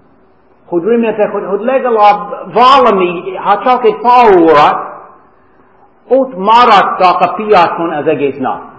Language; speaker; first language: Hungarian; non-native, fluent; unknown